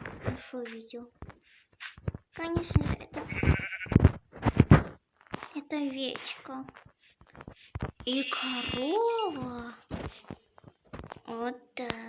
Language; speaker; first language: Russian; non-native, local second language; Kazakh